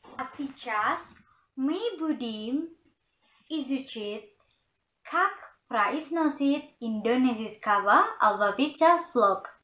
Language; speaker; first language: Russian; non-native, learner; Indonesian